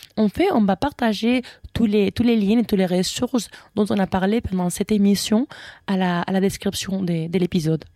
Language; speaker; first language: French; non-native, fluent; Spanish